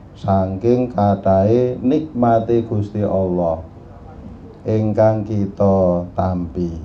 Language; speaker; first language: Javanese; native; Javanese